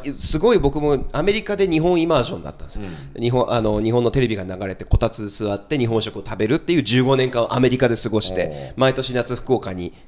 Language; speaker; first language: Japanese; native; Japanese